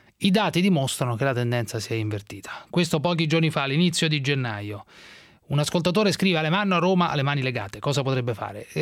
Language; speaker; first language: Italian; native; Italian